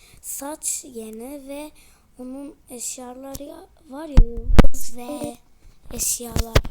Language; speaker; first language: Turkish; early bilingual, heritage; Turkish